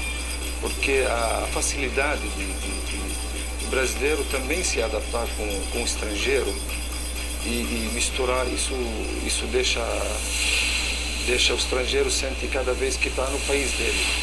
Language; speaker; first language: Portuguese; non-native, fluent; Arabic